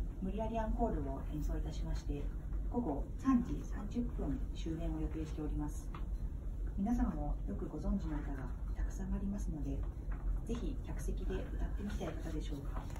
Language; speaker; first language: Japanese; non-native, fluent; Filipino